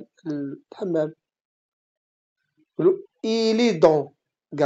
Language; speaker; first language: French; non-native, fluent; Arabic